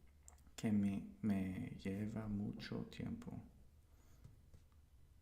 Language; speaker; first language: Spanish; non-native, learner; English